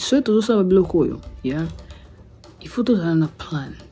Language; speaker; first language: French; non-native, fluent; English